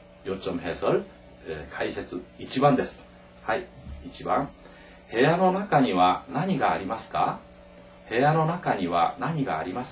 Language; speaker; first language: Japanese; non-native, fluent; Korean